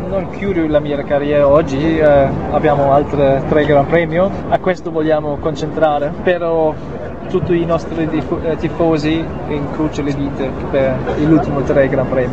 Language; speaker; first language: Italian; non-native, learner; German